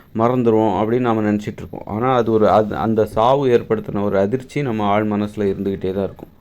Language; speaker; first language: Tamil; native; Tamil